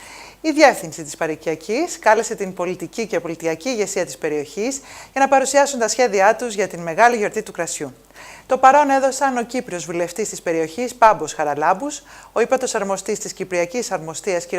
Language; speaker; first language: Greek; native; Greek